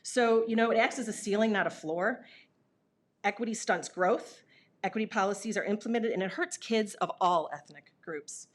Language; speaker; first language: English; native; English